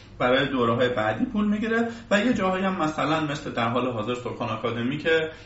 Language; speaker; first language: Persian; native; Persian